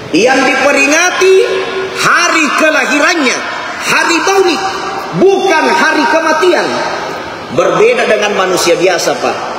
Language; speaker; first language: Malay; non-native, local second language; Buginese